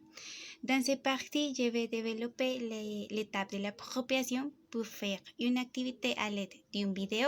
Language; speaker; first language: French; non-native, fluent; Spanish